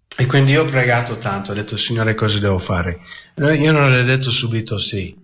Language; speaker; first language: Italian; non-native, fluent; English